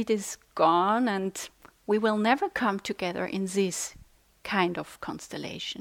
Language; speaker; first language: English; non-native, fluent; Swiss German